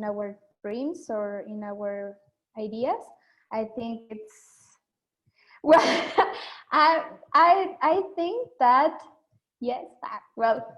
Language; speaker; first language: English; non-native, learner; Spanish